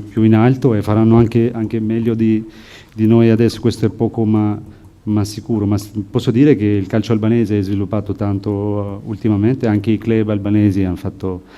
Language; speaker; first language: Italian; non-native, fluent; Albanian